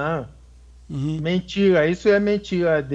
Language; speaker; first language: Portuguese; non-native, fluent; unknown